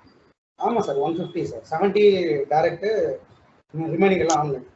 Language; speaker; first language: Tamil; native; Tamil